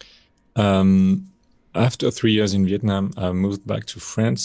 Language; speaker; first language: English; non-native, fluent; French